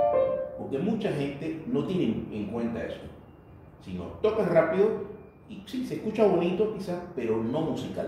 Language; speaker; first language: Spanish; native; Spanish